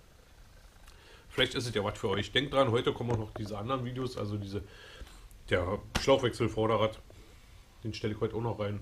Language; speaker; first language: German; native; German